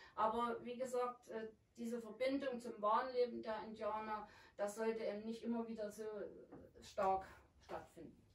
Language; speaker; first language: German; native; German